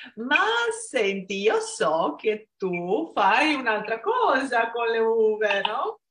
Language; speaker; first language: Italian; non-native, fluent; Romanian